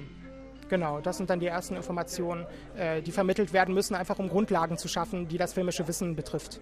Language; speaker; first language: German; native; German